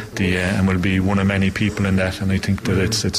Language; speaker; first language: English; native; English